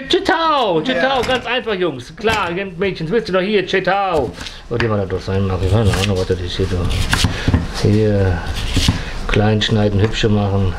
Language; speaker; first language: German; native; German